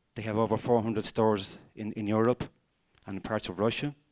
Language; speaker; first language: English; native; English